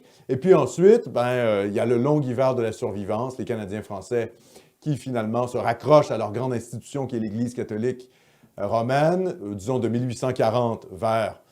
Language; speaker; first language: French; native; French